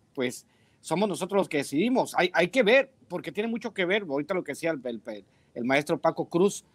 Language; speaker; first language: Spanish; native; Spanish